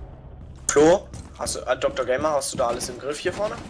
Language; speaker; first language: German; native; German